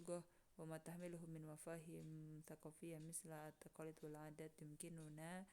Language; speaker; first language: Arabic; non-native, fluent; Indonesian